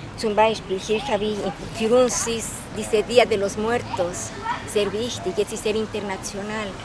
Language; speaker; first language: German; non-native, fluent; Spanish